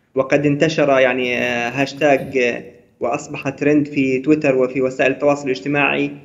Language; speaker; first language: Arabic; native; Arabic